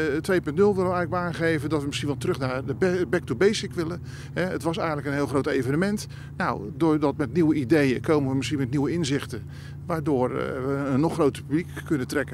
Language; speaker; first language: Dutch; native; Dutch